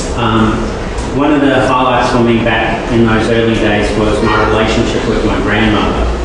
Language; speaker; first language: English; native; English